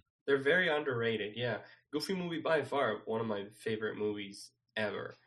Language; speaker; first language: English; non-native, fluent; Spanish